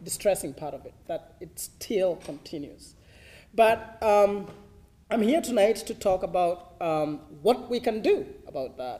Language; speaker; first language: English; non-native, local second language; Kikuyu